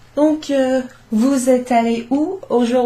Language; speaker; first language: French; non-native, fluent; English